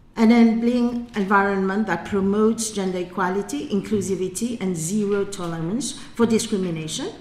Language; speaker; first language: English; non-native, local second language; Morisyen